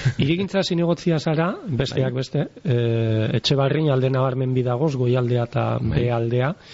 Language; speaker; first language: Basque; native; Basque